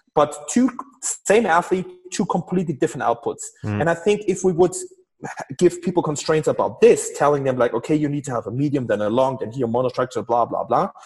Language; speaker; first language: English; non-native, fluent; German